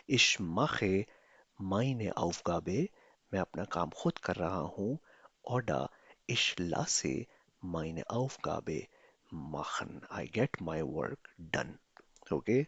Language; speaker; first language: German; non-native, fluent; Urdu